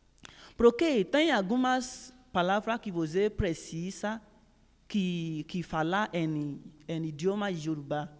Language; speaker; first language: Portuguese; non-native, learner; Yoruba